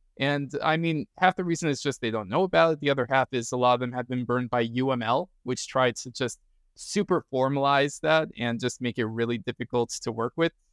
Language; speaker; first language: English; native; English